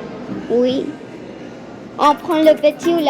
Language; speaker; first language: French; non-native, fluent; Spanish